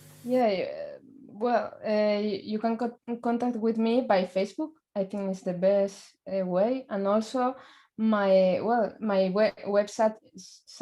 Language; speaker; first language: English; non-native, learner; Spanish